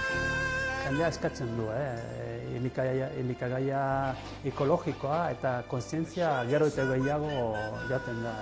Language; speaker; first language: Basque; non-native, learner; Italian